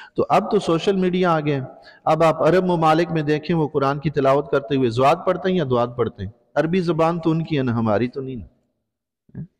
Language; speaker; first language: Urdu; non-native, local second language; Punjabi